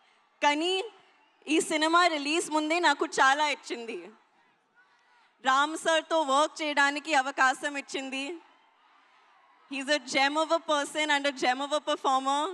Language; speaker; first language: Telugu; non-native, learner; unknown